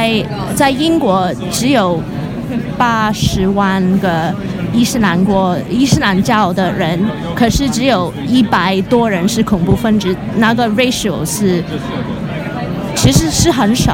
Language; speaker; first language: Chinese; non-native, local second language; Cantonese